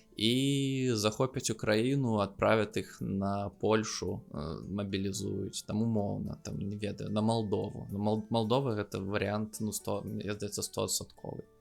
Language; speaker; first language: Belarusian; non-native, local second language; Russian